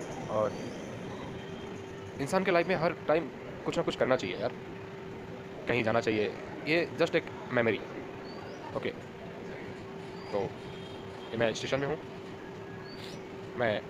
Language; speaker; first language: Hindi; non-native, local second language; Bangla